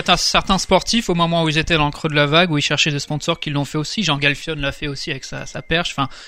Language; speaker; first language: French; native; French